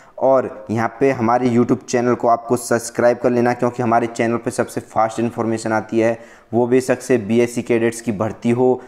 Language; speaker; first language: Hindi; native; Hindi